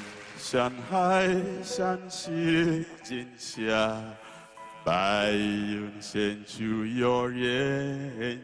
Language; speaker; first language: Chinese; non-native, fluent; Yoruba